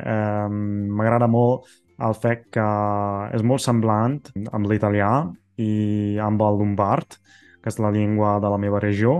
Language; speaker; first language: Catalan; non-native, fluent; Italian